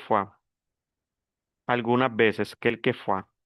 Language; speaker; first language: French; non-native, fluent; Spanish